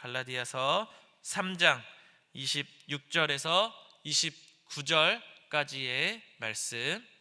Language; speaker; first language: Korean; native; Korean